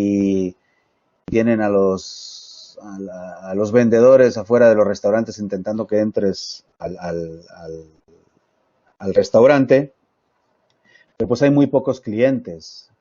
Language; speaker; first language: Spanish; native; Spanish